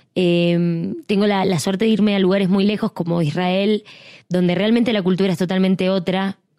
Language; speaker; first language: Spanish; native; Spanish